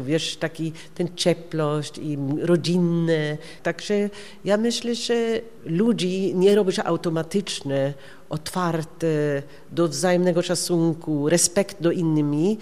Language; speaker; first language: Polish; non-native, learner; Norwegian